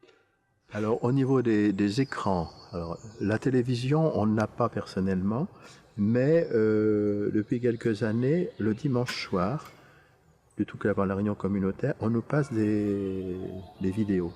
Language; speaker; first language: French; native; French